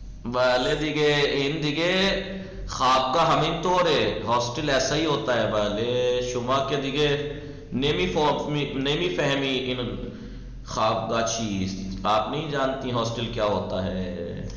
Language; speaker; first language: Persian; non-native, fluent; Urdu